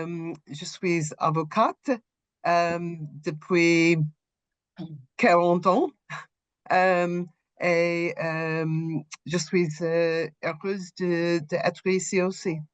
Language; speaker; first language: French; non-native, learner; English